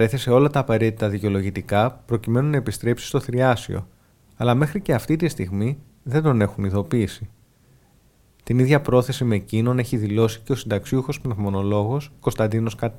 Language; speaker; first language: Greek; native; Greek